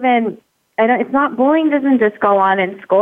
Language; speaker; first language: English; native; English